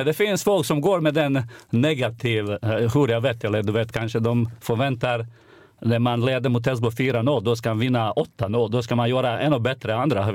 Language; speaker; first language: Swedish; non-native, fluent; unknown